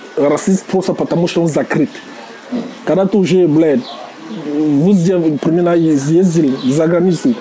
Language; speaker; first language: Russian; non-native, fluent; Jamaican Creole English